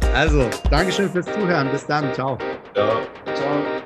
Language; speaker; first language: German; native; German